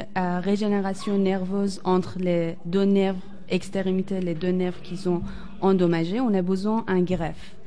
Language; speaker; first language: French; non-native, fluent; Persian